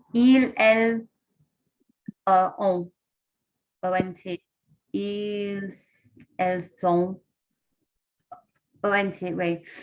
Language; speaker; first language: French; non-native, learner; English